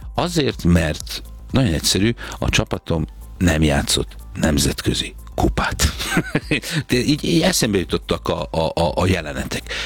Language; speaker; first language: Hungarian; native; Hungarian